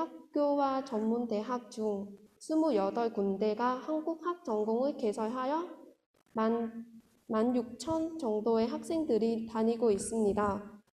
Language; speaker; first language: Korean; non-native, fluent; Vietnamese